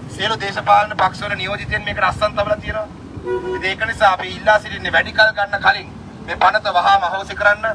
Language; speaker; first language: Sinhala; native; Sinhala